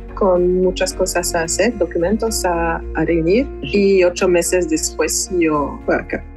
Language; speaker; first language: Spanish; non-native, learner; French